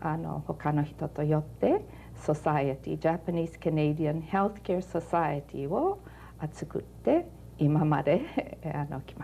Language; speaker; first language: Japanese; early bilingual, heritage; Japanese